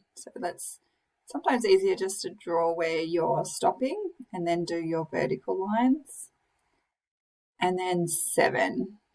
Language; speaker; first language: English; native; English